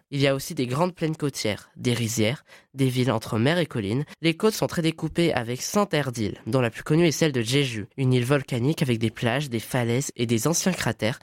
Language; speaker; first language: French; native; French